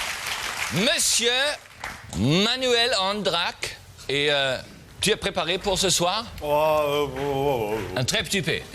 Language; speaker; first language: French; non-native, learner; German